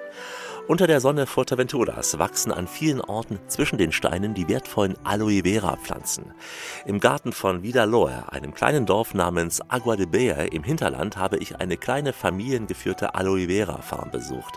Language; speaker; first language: German; native; German